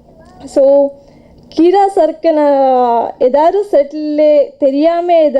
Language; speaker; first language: Tamil; non-native, learner; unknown